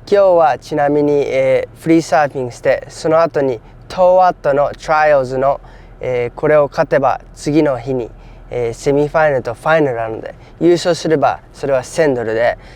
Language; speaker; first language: Japanese; early bilingual, other home language; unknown